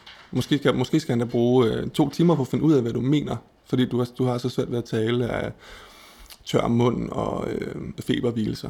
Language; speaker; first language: Danish; native; Danish